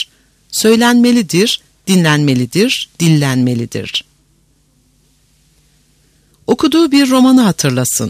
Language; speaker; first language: Turkish; native; Turkish